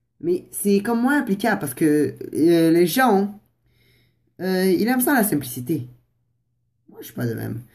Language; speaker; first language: French; non-native, fluent; Russian